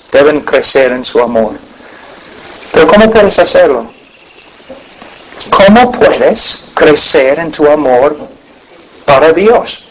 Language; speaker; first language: Spanish; non-native, fluent; English